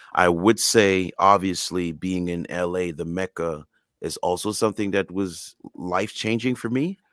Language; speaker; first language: English; non-native, fluent; French